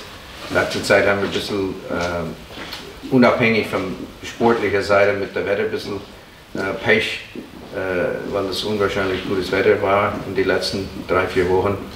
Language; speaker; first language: German; non-native, fluent; English